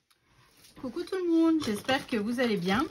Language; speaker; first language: French; native; French